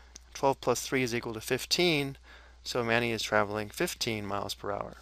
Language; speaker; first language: English; native; English